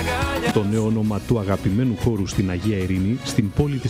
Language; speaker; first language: Greek; native; Greek